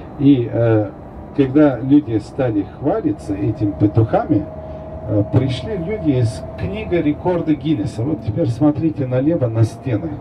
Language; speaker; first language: Russian; non-native, fluent; Turkish